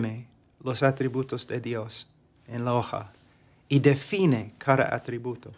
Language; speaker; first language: Spanish; non-native, fluent; English